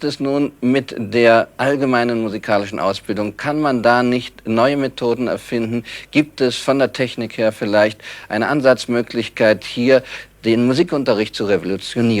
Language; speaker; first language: German; native; German